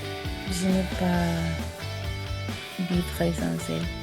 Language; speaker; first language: French; non-native, learner; Spanish